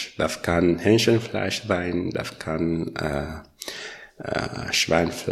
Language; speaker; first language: German; non-native, learner; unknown